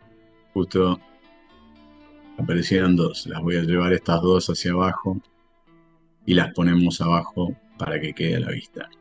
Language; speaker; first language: Spanish; native; Spanish